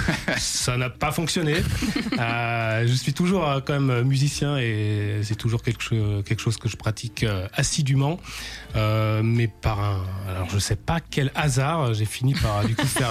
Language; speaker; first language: French; native; French